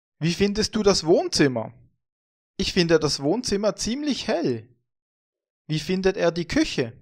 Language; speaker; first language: German; non-native, fluent; Vietnamese